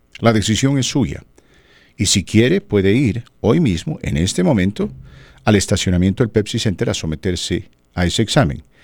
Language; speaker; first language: Spanish; native; Spanish